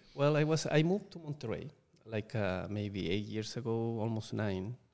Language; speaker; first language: English; non-native, fluent; Spanish